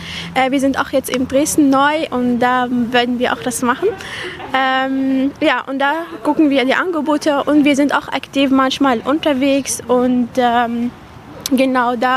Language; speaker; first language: German; non-native, fluent; Arabic